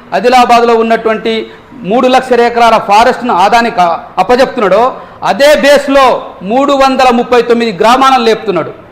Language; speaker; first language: Telugu; non-native, local second language; Lambadi